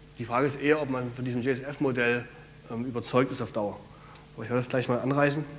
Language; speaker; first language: German; native; German